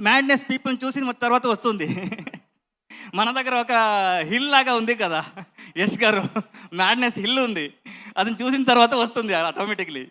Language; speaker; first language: Telugu; non-native, learner; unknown